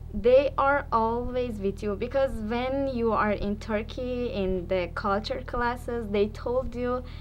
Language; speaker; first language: English; non-native, learner; Persian